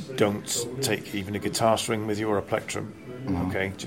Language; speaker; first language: English; native; English